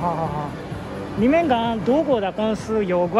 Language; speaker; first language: Chinese; non-native, learner; Japanese